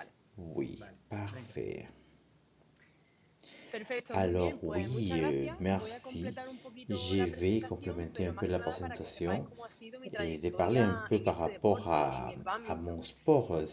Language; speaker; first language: French; non-native, learner; Spanish